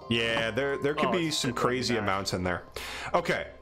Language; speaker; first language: English; native; English